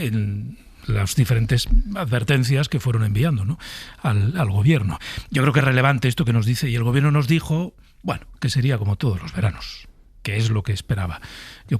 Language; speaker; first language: Spanish; native; Spanish